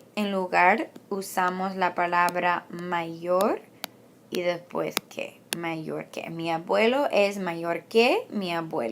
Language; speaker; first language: Spanish; non-native, fluent; English